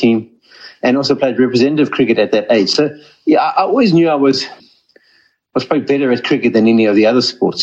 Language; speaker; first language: English; native; English